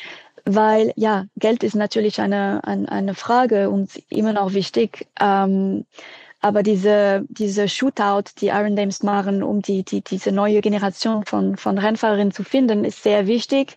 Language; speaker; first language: German; non-native, fluent; French